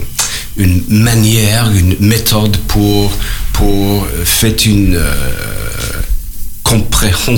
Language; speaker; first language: French; non-native, learner; English